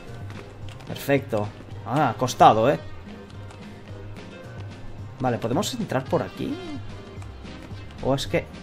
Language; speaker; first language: Spanish; native; Spanish